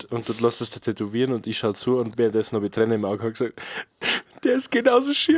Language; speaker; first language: German; native; German